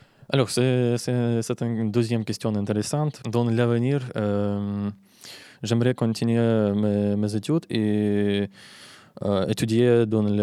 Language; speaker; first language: French; non-native, learner; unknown